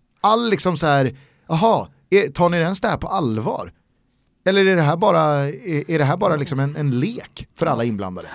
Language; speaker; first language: Swedish; native; Swedish